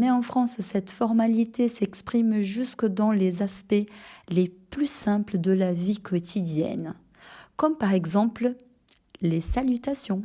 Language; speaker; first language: French; non-native, fluent; Portuguese